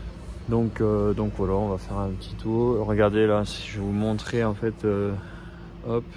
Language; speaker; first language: French; native; French